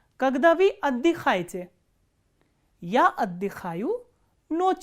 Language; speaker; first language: Russian; non-native, fluent; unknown